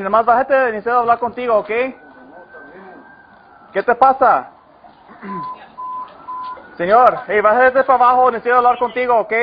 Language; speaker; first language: Spanish; early bilingual, heritage; Spanish